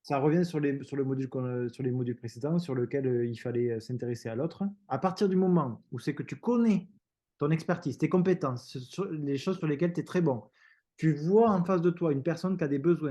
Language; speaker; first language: French; native; French